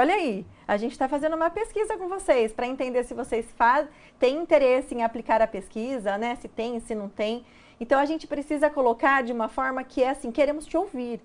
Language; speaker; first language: Portuguese; native; Portuguese